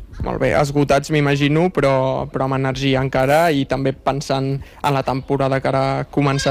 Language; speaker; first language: Catalan; native; Catalan